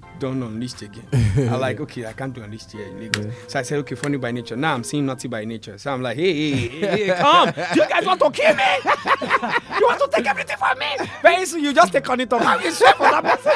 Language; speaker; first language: English; non-native, local second language; Yoruba